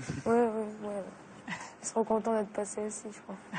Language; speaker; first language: French; native; French